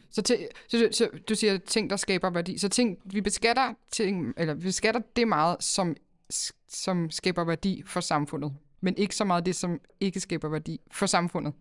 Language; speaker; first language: Danish; native; Danish